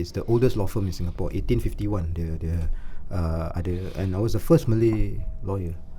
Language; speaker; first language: English; non-native, local second language; Malay